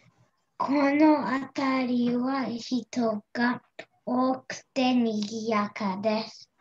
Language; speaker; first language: Japanese; non-native, learner; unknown